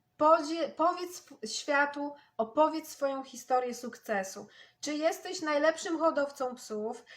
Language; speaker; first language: Polish; native; Polish